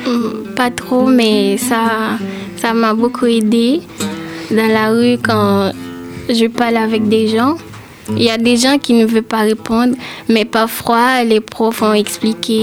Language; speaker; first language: French; non-native, learner; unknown